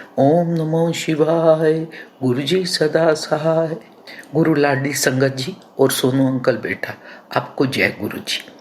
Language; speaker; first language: Hindi; non-native, local second language; Punjabi